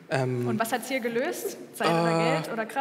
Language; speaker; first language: German; native; German